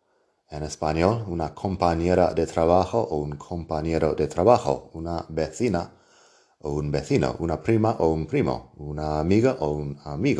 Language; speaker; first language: Spanish; non-native, fluent; English